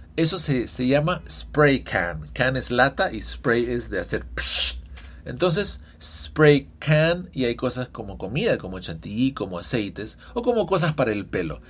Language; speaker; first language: Spanish; early bilingual, heritage; Spanish